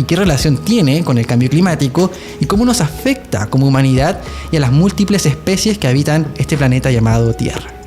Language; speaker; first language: Spanish; native; Spanish